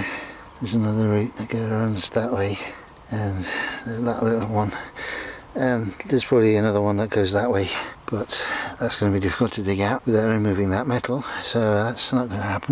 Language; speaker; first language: English; native; English